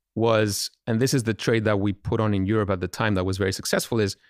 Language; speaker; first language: English; non-native, fluent; Greek